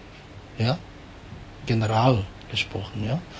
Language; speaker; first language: German; non-native, fluent; Japanese